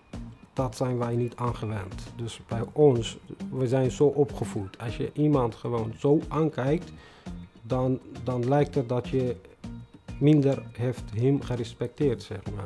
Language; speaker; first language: Dutch; non-native, fluent; Tigrinya